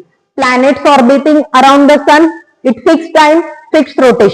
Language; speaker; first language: English; non-native, local second language; Marathi